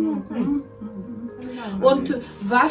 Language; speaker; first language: German; non-native, learner; Lithuanian